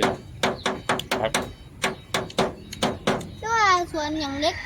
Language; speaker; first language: Thai; non-native, local second language; Northeastern Thai